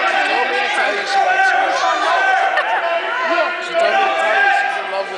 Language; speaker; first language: English; native; English